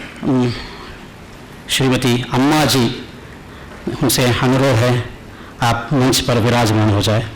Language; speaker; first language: Hindi; non-native, local second language; Kannada